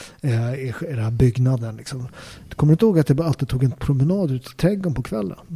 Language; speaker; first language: Swedish; native; Swedish